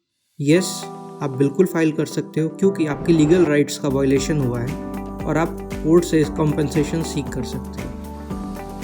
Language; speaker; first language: Hindi; native; Hindi